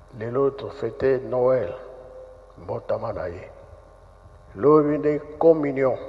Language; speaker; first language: Lingala; non-native, local second language; Kongo